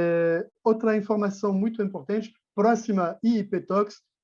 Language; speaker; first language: Portuguese; non-native, fluent; French